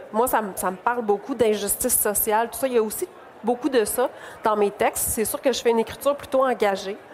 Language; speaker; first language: French; native; French